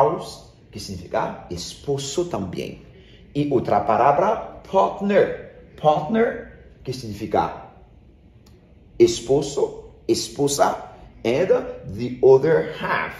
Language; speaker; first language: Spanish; non-native, fluent; Haitian Creole